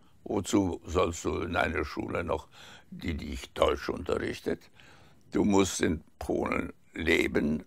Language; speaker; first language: German; early bilingual, heritage; German